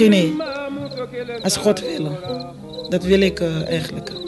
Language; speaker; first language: Dutch; non-native, fluent; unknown